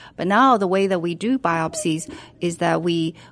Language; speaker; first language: English; non-native, fluent; Chinese